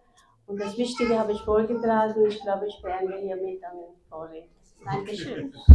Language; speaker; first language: German; non-native, fluent; Urdu